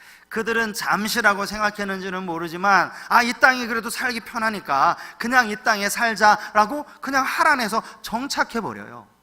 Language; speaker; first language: Korean; native; Korean